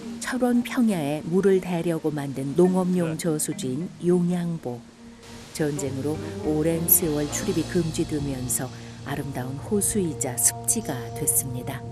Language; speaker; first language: Korean; native; Korean